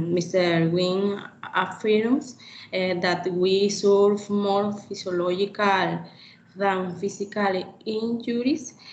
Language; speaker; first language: English; non-native, learner; Spanish